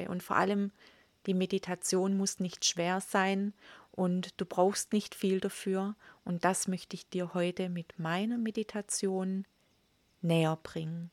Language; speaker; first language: German; native; German